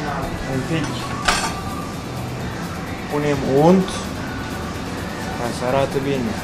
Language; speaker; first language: Romanian; non-native, learner; Turkish